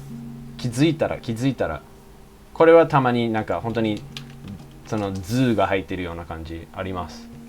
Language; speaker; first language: Japanese; non-native, fluent; English